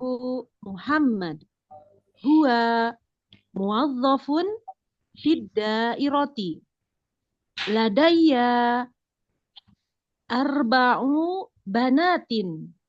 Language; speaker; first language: Arabic; non-native, learner; Indonesian